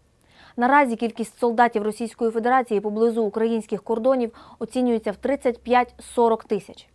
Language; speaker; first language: Ukrainian; native; Ukrainian